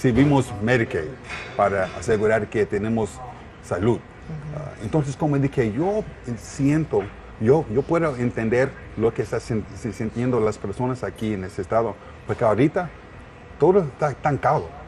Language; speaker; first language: Spanish; non-native, learner; English